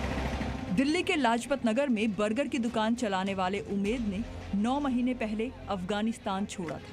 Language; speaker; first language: Hindi; native; Hindi